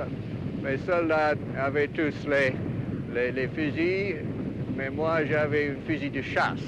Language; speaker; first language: French; non-native, fluent; English